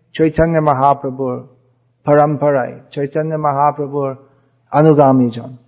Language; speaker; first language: Bangla; non-native, fluent; English